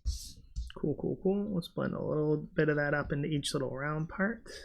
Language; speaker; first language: English; native; English